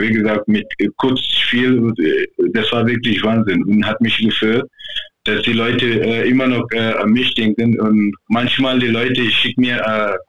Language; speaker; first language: German; non-native, fluent; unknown